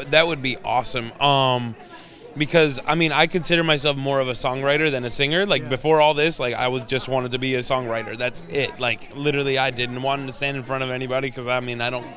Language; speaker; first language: English; native; English